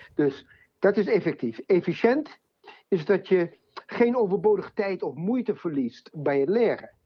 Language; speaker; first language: Dutch; non-native, fluent; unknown